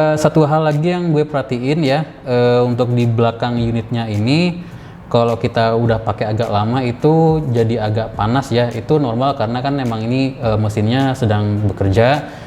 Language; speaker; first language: Indonesian; native; Indonesian